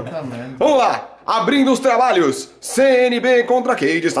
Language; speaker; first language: Portuguese; native; Portuguese